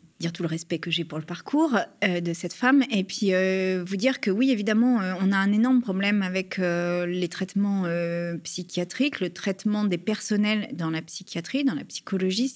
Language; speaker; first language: French; native; French